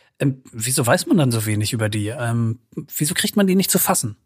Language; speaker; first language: German; native; German